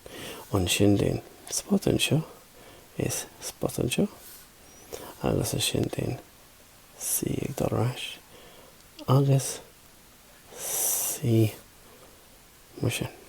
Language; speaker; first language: Irish; non-native, local second language; English